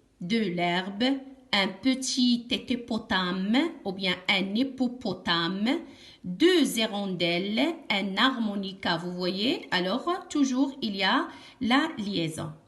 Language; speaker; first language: French; non-native, local second language; Arabic